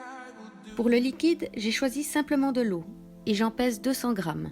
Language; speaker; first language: French; native; French